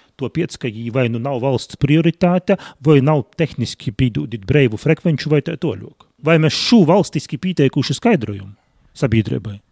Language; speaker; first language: Latvian; native; Latvian